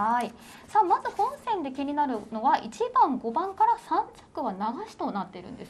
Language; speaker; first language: Japanese; native; Japanese